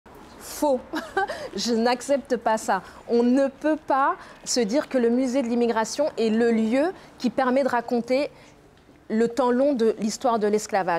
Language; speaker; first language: French; native; French